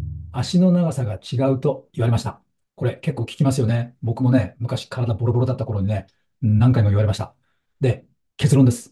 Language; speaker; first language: Japanese; native; Japanese